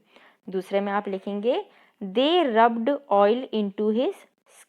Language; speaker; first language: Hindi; non-native, local second language; Punjabi